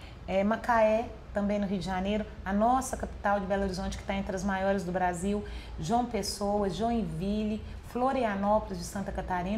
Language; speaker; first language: Portuguese; native; Portuguese